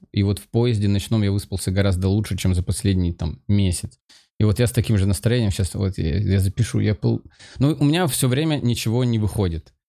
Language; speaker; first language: Russian; native; Russian